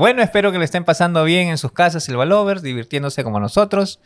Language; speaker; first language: Spanish; native; Spanish